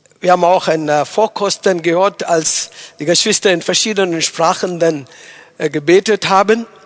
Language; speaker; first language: German; non-native, fluent; Tamil